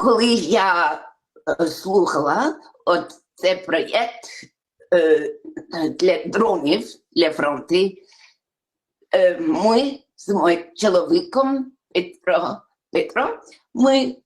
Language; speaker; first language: Ukrainian; early bilingual, heritage; English